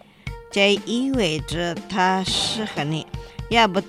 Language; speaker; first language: Chinese; non-native, fluent; Indonesian